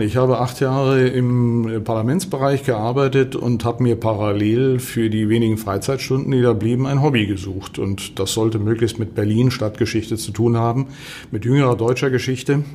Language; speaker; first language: German; native; German